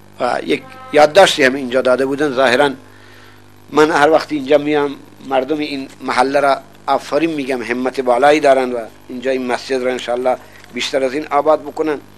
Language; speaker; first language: Persian; non-native, local second language; Baluchi